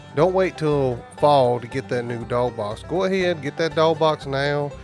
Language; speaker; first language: English; native; English